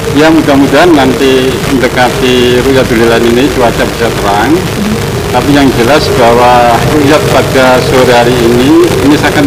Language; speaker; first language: Indonesian; native; Indonesian